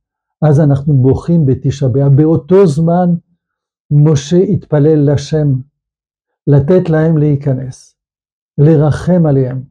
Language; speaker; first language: Hebrew; non-native, fluent; French